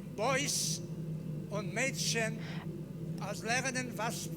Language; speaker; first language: German; non-native, learner; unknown